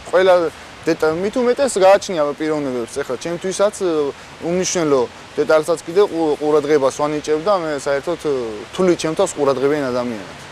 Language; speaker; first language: Georgian; native; Georgian